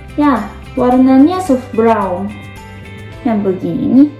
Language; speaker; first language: Indonesian; non-native, learner; Japanese